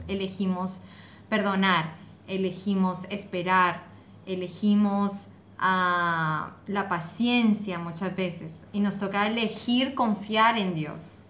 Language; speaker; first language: Spanish; native; Spanish